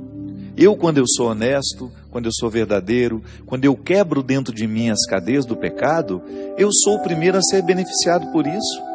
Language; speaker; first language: Portuguese; native; Portuguese